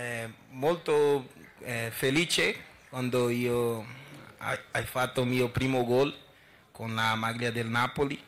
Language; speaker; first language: Italian; non-native, learner; Portuguese